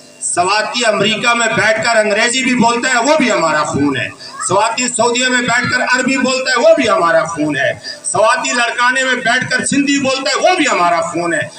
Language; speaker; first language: Urdu; non-native, local second language; Pashto